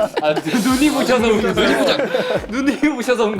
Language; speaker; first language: Korean; native; Korean